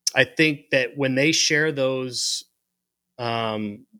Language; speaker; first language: English; native; English